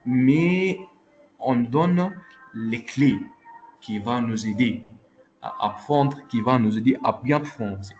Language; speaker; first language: French; non-native, local second language; Arabic